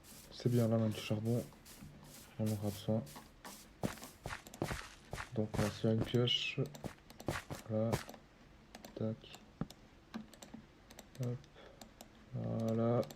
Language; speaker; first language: French; native; French